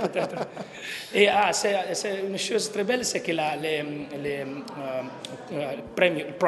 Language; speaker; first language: French; non-native, learner; Italian